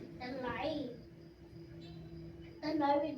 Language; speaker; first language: Arabic; native; Arabic